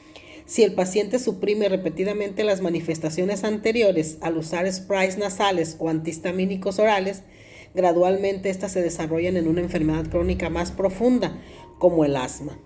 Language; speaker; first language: Spanish; native; Spanish